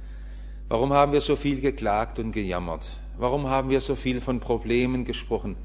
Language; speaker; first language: German; native; German